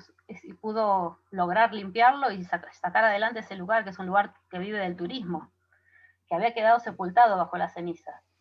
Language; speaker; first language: Spanish; native; Spanish